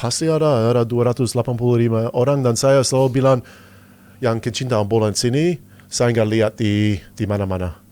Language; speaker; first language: Indonesian; non-native, fluent; English